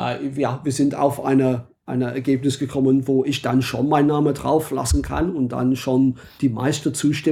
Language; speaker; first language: German; non-native, fluent; English